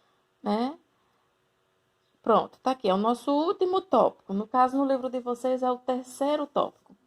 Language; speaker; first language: Portuguese; native; Portuguese